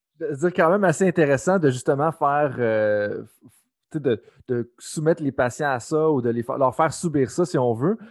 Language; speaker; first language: French; native; French